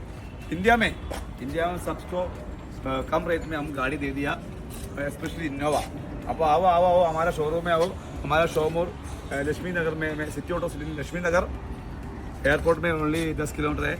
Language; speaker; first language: Hindi; non-native, local second language; Malayalam